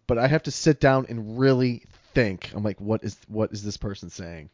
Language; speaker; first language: English; native; English